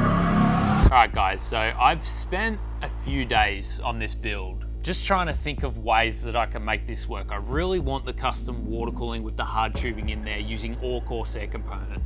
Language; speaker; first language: English; native; English